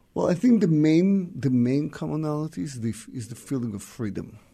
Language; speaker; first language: English; non-native, fluent; Russian